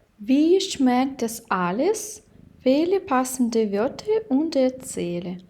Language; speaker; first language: German; non-native, fluent; Ukrainian